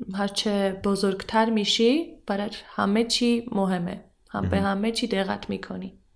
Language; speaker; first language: Persian; non-native, fluent; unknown